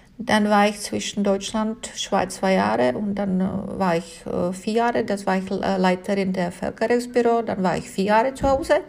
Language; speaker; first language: German; non-native, fluent; Czech